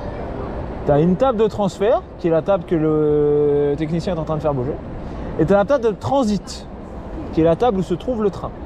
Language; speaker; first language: French; native; French